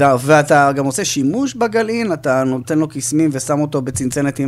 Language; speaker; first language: Hebrew; native; Hebrew